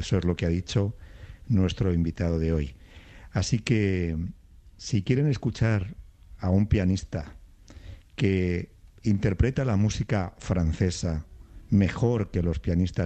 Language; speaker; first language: Spanish; native; Spanish